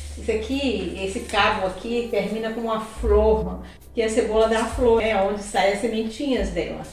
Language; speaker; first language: Portuguese; native; Portuguese